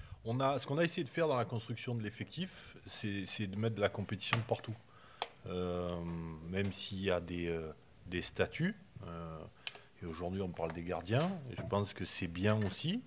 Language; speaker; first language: French; native; French